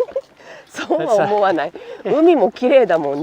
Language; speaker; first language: Japanese; native; Japanese